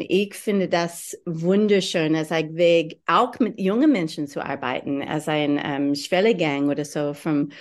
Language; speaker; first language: German; non-native, learner; English